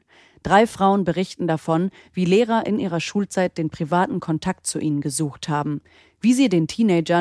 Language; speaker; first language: German; native; German